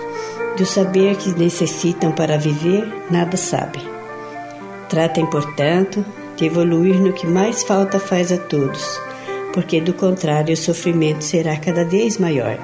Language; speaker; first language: Portuguese; native; Portuguese